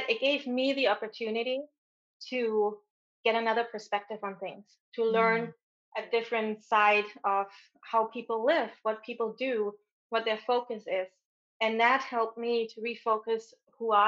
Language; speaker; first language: English; non-native, fluent; German